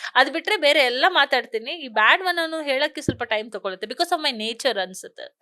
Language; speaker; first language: Kannada; non-native, local second language; Konkani